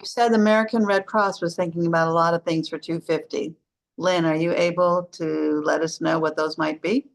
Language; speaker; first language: English; native; English